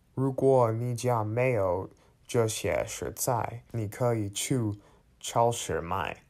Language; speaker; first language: Chinese; non-native, learner; English